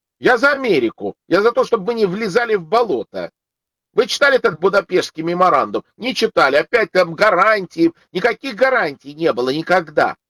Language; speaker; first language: Russian; native; Russian